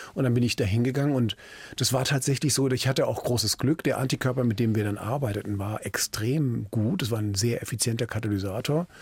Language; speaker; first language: German; native; German